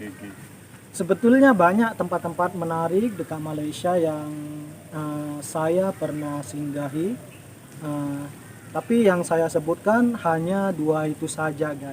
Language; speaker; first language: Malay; non-native, local second language; Indonesian